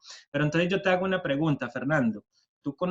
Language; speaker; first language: Spanish; native; Spanish